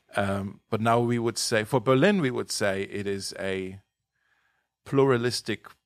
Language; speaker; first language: English; non-native, fluent; German